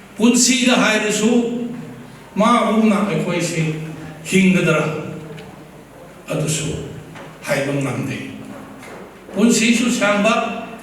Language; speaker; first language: Manipuri; non-native, local second language; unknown